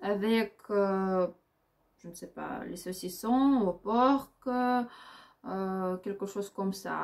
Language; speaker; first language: French; non-native, learner; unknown